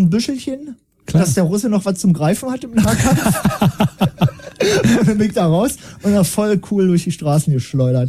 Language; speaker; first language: German; native; German